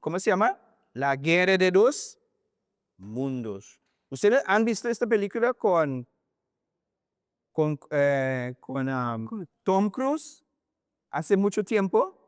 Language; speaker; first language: Spanish; non-native, learner; English